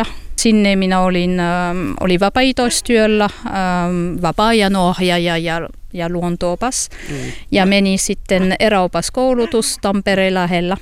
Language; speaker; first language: Finnish; non-native, learner; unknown